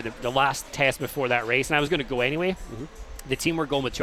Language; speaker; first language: English; native; English